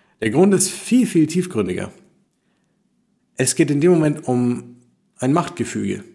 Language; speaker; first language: German; native; German